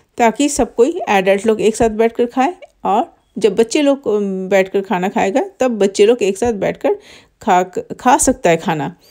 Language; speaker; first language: Hindi; non-native, local second language; Bangla